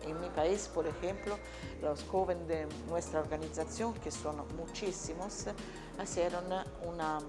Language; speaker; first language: Spanish; non-native, learner; Italian